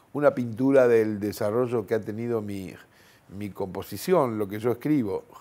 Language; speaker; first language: Spanish; native; Spanish